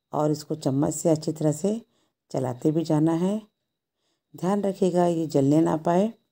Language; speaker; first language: Hindi; native; Hindi